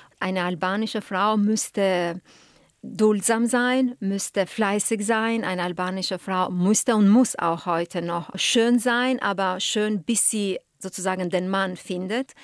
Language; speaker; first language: German; non-native, fluent; Albanian